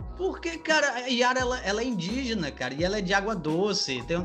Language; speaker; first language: Portuguese; native; Portuguese